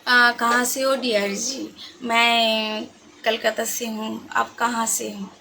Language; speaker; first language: Hindi; non-native, local second language; Bangla